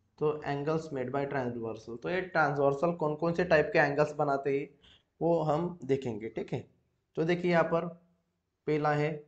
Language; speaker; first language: Hindi; non-native, local second language; Marathi